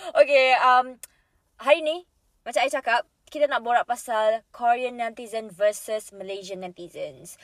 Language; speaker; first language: Malay; native; Malay